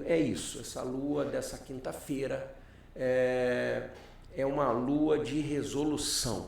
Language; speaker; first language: Portuguese; native; Portuguese